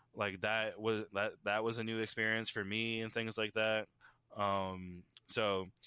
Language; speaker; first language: English; native; English